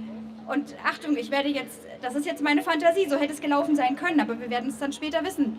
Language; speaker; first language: German; native; German